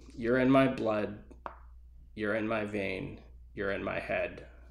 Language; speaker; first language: English; native; English